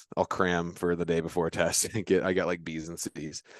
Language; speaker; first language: English; native; English